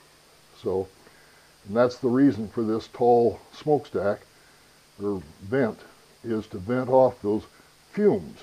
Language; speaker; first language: English; native; English